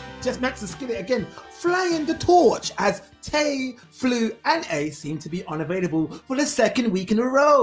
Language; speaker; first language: English; native; English